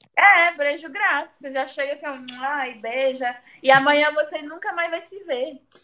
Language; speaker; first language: Portuguese; native; Portuguese